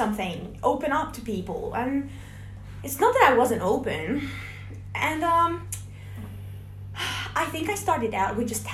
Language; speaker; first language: English; non-native, fluent; Hungarian